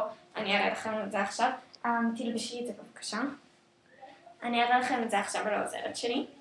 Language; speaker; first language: Hebrew; native; Hebrew